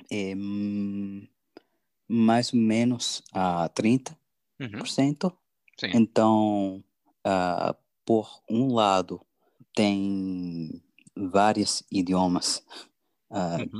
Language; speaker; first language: Portuguese; non-native, learner; English